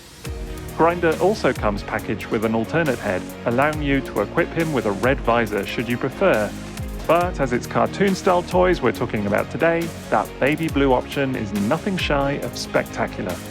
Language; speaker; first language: English; native; English